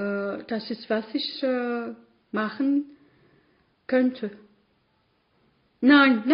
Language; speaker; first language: German; non-native, learner; French